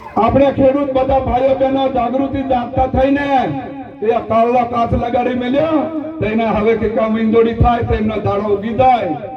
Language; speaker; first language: Gujarati; non-native, local second language; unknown